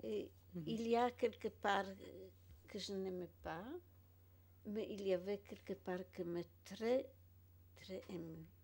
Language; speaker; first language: French; non-native, fluent; Polish